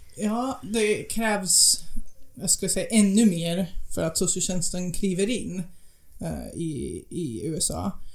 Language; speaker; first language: Swedish; non-native, fluent; English